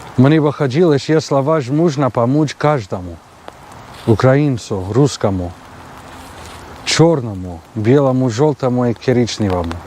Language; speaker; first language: Russian; non-native, learner; English